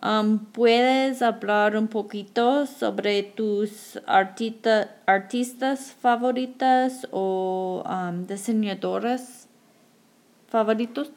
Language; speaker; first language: Spanish; non-native, fluent; English